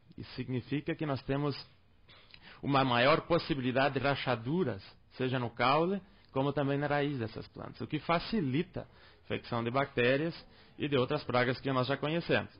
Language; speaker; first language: Portuguese; non-native, local second language; German